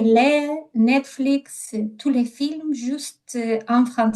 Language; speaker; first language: French; non-native, learner; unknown